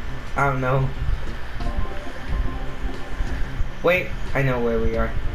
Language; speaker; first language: English; native; English